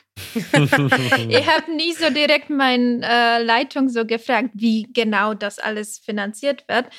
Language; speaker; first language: German; non-native, fluent; Czech